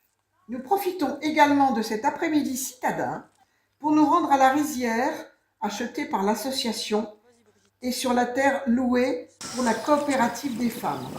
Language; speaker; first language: French; native; French